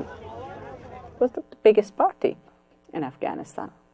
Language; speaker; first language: English; non-native, fluent; Persian